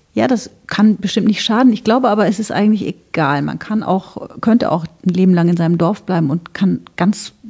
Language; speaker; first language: German; native; German